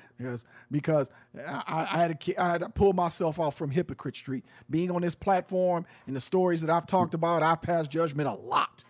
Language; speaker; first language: English; native; English